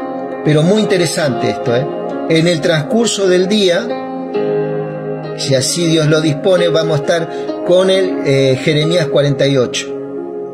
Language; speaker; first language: Spanish; native; Spanish